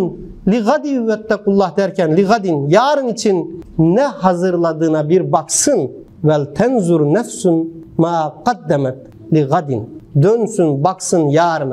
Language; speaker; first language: Turkish; native; Turkish